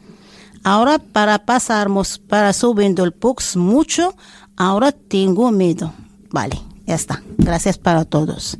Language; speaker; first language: Spanish; non-native, learner; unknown